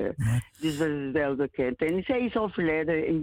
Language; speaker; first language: Dutch; non-native, learner; Spanish